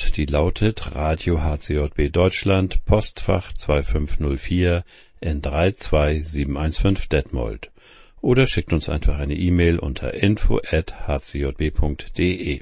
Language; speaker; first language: German; native; German